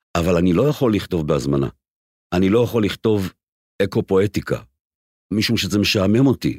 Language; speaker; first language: Hebrew; native; Hebrew